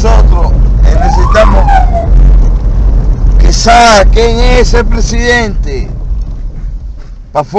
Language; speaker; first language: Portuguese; non-native, learner; Spanish